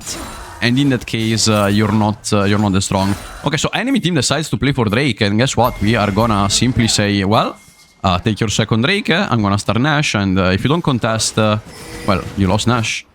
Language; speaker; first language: English; non-native, fluent; Italian